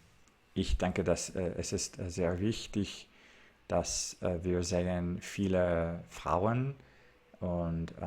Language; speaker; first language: German; non-native, learner; English